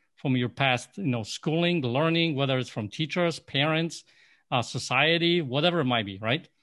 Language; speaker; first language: English; non-native, fluent; Polish